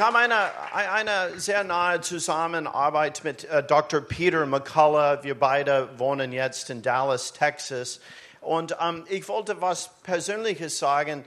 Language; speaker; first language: German; non-native, learner; English